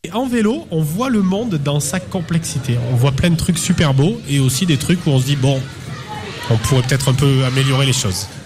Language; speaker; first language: French; native; French